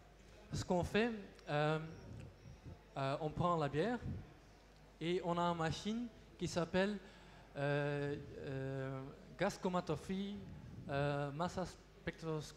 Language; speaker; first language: French; non-native, local second language; Dutch